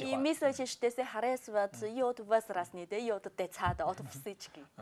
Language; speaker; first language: Bulgarian; non-native, fluent; Chinese